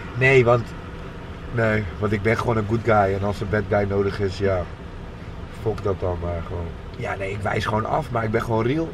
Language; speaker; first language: Dutch; native; Dutch